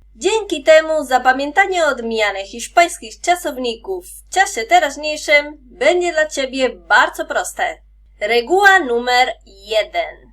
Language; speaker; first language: Polish; non-native, fluent; Spanish